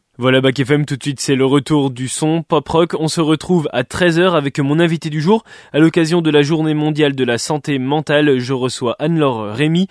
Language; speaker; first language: French; native; French